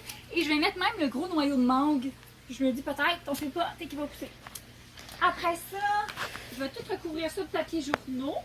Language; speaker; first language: French; native; French